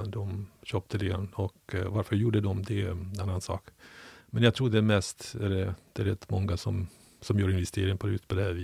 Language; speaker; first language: Swedish; non-native, fluent; Ukrainian